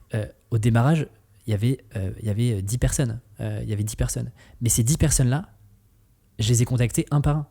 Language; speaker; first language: French; native; French